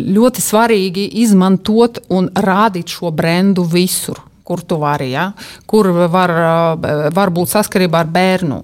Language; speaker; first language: Latvian; non-native, local second language; Russian